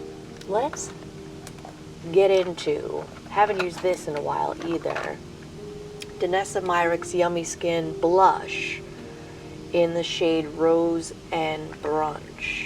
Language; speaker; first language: English; native; English